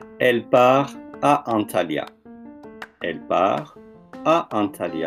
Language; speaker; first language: French; non-native, learner; Turkish